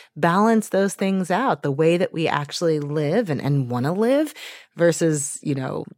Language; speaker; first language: English; native; English